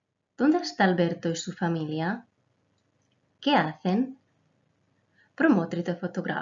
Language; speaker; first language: Spanish; non-native, fluent; Croatian